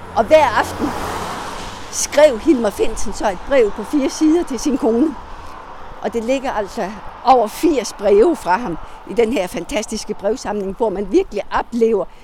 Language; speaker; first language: Danish; native; Danish